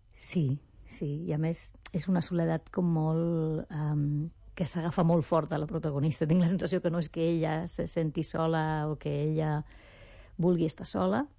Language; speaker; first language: Catalan; non-native, local second language; Spanish